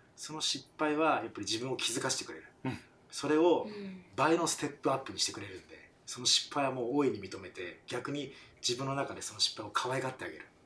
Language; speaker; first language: Japanese; non-native, fluent; French